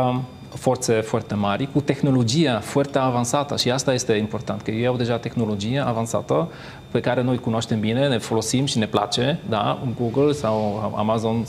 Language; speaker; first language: Romanian; non-native, fluent; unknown